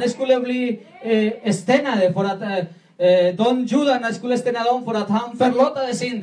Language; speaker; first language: Swedish; non-native, learner; Spanish